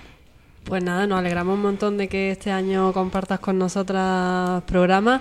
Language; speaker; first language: Spanish; native; Spanish